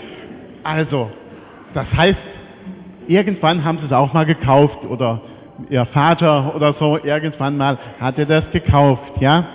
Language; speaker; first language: German; native; German